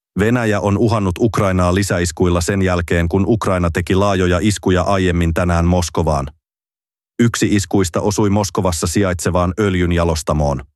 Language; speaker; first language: Finnish; native; Finnish